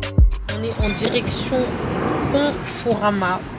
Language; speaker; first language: French; native; French